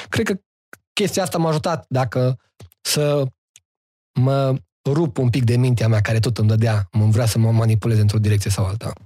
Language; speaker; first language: Romanian; native; Romanian